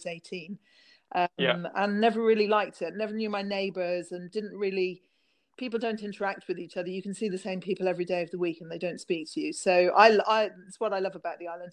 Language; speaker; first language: English; native; English